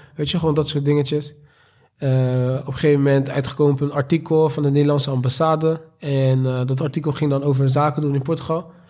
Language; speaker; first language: Dutch; native; Dutch